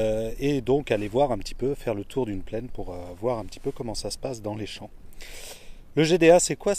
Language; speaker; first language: French; native; French